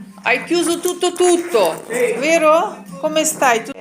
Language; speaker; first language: Italian; non-native, fluent; Ukrainian